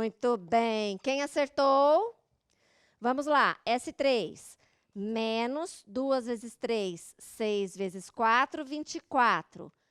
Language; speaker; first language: Portuguese; native; Portuguese